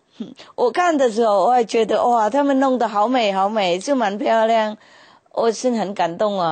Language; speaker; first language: Chinese; non-native, fluent; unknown